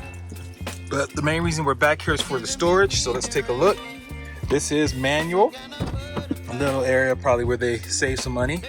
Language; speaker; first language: English; native; English